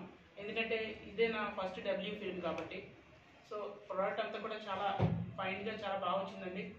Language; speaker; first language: Telugu; native; Telugu